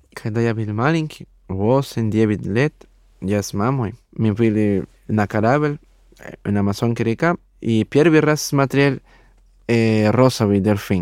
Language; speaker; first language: Russian; non-native, learner; Spanish